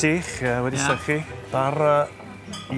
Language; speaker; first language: Welsh; non-native, learner; English